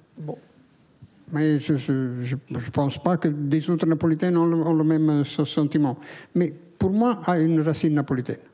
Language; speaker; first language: French; non-native, fluent; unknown